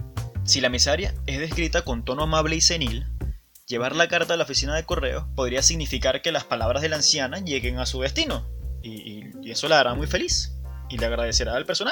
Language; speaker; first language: Spanish; native; Spanish